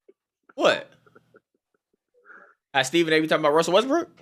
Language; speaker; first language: English; native; English